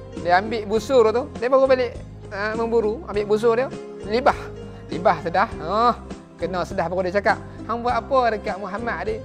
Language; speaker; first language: Malay; native; Malay